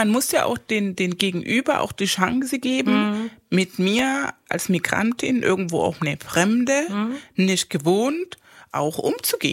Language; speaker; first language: German; non-native, fluent; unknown